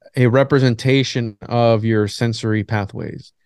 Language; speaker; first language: English; native; English